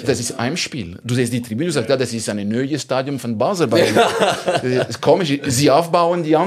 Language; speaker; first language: German; non-native, local second language; French